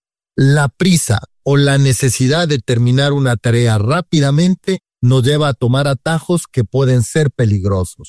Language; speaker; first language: Spanish; native; Spanish